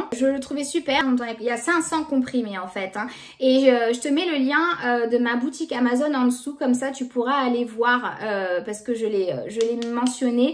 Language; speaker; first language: French; native; French